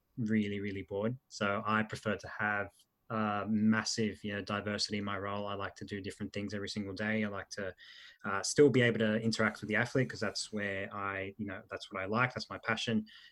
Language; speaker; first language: English; early bilingual, other home language; Italian